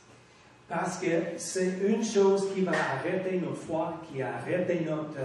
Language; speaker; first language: French; non-native, fluent; English